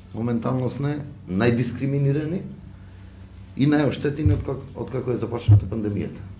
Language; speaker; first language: Macedonian; native; Macedonian